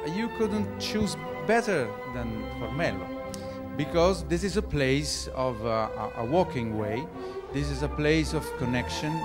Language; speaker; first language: English; non-native, fluent; Italian